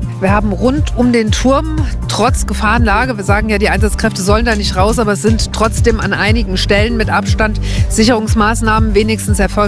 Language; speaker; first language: German; native; German